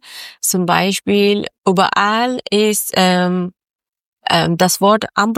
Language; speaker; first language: German; non-native, learner; Persian